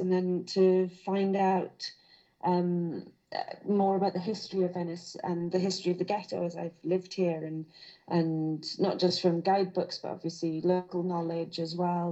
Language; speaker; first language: English; native; English